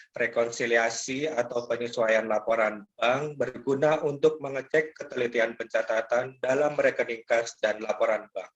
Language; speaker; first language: Indonesian; native; Indonesian